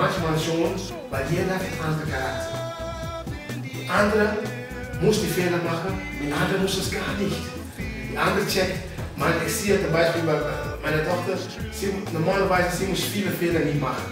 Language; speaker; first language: German; non-native, fluent; Papiamento